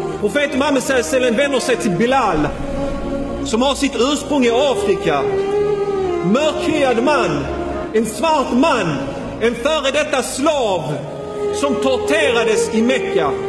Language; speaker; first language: Swedish; non-native, fluent; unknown